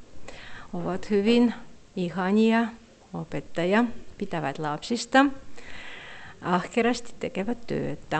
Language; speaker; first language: Finnish; non-native, fluent; Russian